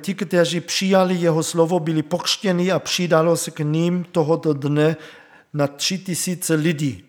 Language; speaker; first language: Czech; non-native, fluent; German